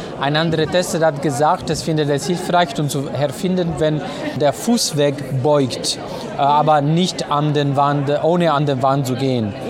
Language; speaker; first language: German; non-native, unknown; Italian